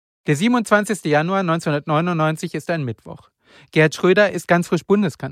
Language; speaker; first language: German; native; German